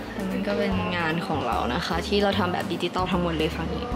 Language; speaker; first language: Thai; early bilingual, heritage; Thai